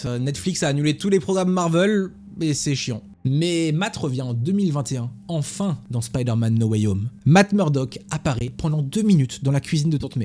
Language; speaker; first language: French; native; French